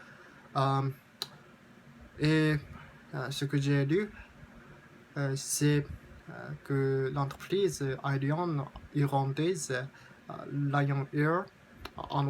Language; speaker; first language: French; non-native, learner; Japanese